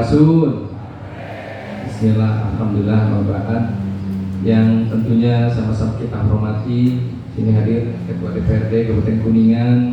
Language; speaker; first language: Indonesian; non-native, local second language; Sundanese